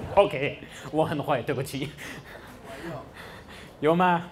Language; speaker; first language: Chinese; non-native, fluent; German